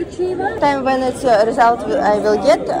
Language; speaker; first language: English; non-native, learner; Russian